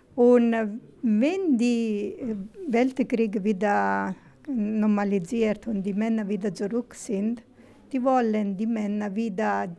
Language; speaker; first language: German; non-native, learner; Italian